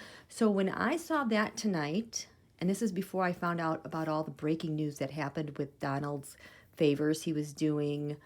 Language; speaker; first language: English; native; English